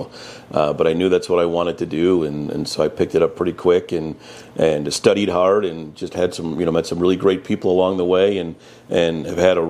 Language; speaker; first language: English; native; English